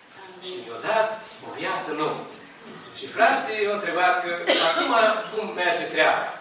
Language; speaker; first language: Romanian; non-native, learner; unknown